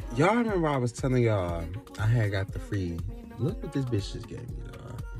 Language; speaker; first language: English; native; English